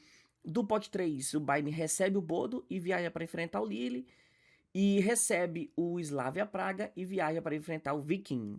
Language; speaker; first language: Portuguese; native; Portuguese